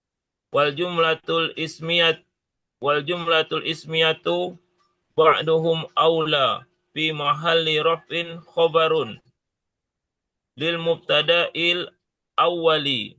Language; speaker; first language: Arabic; non-native, learner; Indonesian